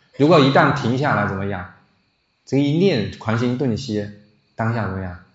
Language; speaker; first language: Chinese; non-native, local second language; Min Nan Chinese